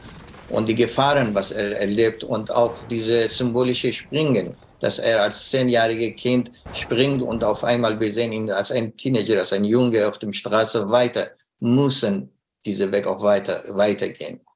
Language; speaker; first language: German; non-native, learner; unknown